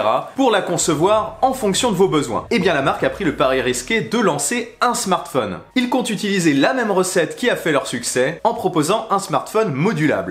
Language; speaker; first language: French; native; French